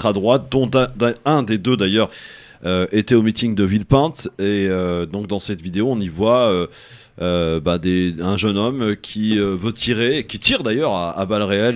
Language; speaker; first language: French; native; French